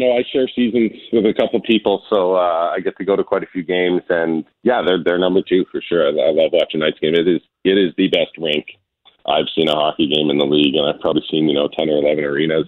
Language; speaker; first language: English; native; English